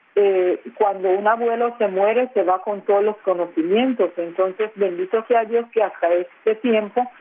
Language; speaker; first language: Spanish; non-native, local second language; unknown